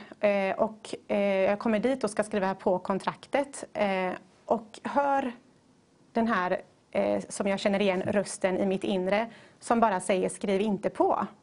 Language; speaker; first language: Swedish; native; Swedish